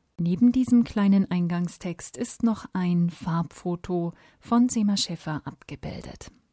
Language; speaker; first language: German; native; German